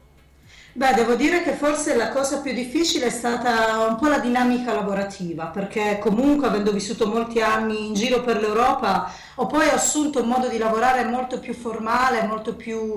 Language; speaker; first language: Italian; native; Italian